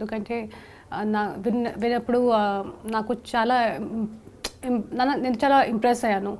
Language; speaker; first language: Telugu; non-native, local second language; Hindi